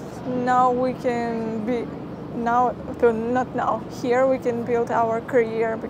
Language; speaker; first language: English; non-native, fluent; Ukrainian